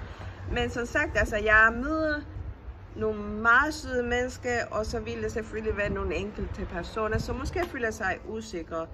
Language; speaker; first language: Danish; non-native, fluent; Spanish